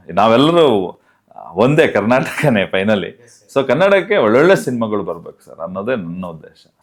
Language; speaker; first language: Kannada; non-native, local second language; Tulu